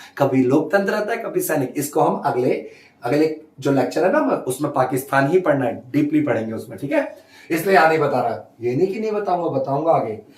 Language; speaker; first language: Hindi; native; Hindi